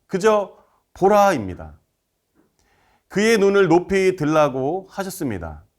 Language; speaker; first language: Korean; native; Korean